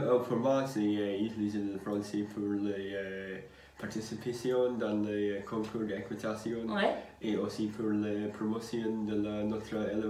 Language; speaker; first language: French; non-native, learner; English